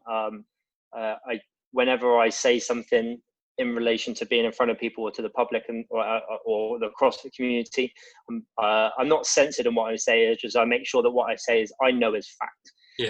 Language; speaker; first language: English; native; English